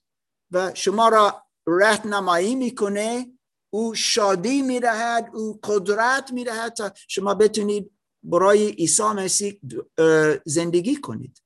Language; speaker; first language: Persian; non-native, learner; German